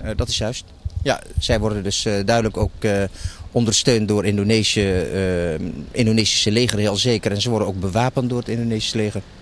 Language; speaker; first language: Dutch; early bilingual, other home language; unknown